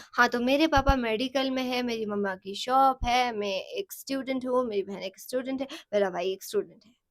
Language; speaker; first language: Hindi; non-native, local second language; Sicilian